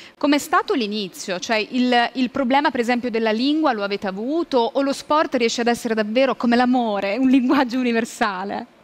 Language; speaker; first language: Italian; native; Italian